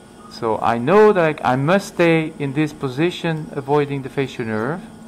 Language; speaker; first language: English; non-native, fluent; French